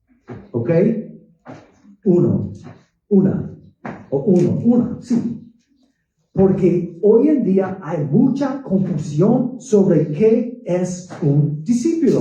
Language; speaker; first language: Spanish; non-native, fluent; English